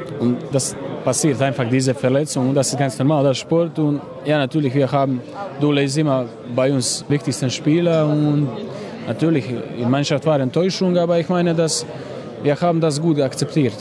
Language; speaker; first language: German; non-native, learner; Croatian